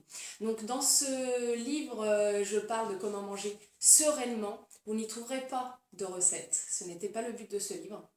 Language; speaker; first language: French; native; French